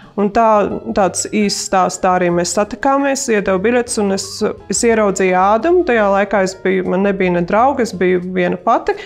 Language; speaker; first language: Latvian; native; Latvian